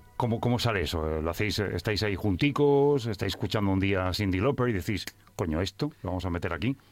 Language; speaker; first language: Spanish; native; Spanish